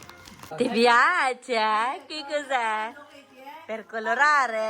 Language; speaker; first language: Italian; non-native, learner; Filipino